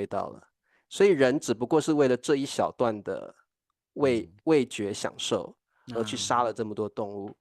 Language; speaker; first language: Chinese; native; Chinese